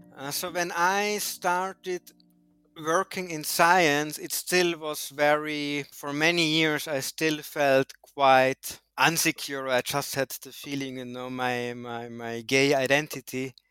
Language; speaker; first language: English; non-native, fluent; German